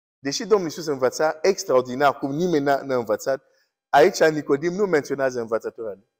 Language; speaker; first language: Romanian; non-native, fluent; English